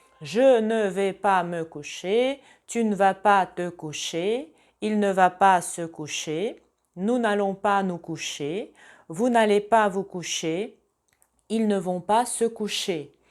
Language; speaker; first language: French; non-native, fluent; Russian